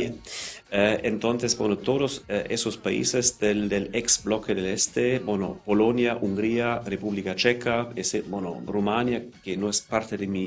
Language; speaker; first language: Spanish; non-native, fluent; German